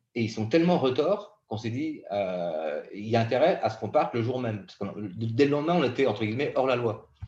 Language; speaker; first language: French; native; French